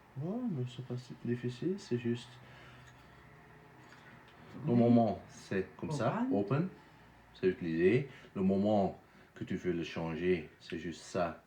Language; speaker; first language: French; non-native, fluent; Dutch